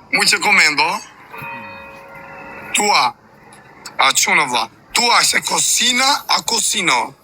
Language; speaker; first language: Italian; non-native, learner; Albanian